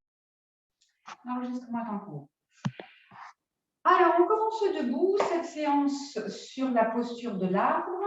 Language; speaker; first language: French; native; French